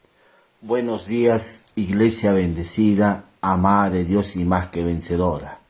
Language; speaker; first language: Spanish; native; Spanish